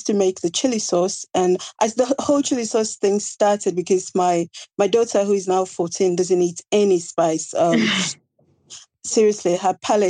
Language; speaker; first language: English; non-native, local second language; Krio